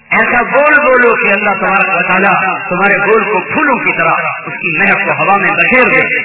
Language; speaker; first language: Urdu; non-native, local second language; Punjabi